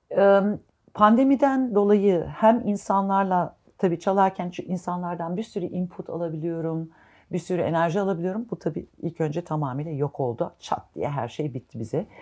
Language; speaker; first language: Turkish; early bilingual, heritage; Turkish